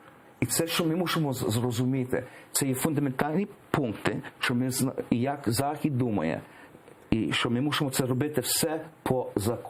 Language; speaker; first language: Ukrainian; early bilingual, heritage; English